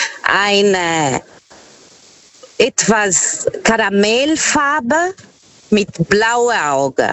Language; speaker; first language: German; non-native, fluent; Portuguese